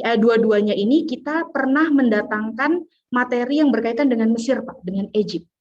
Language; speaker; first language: Indonesian; native; Indonesian